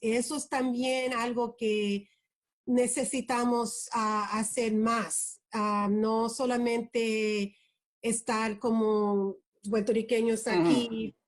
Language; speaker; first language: Spanish; early bilingual, heritage; Spanish